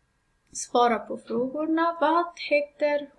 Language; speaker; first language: Swedish; non-native, fluent; Persian